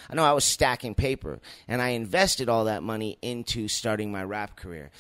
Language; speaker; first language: English; native; English